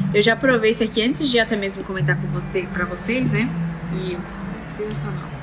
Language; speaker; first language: Portuguese; native; Portuguese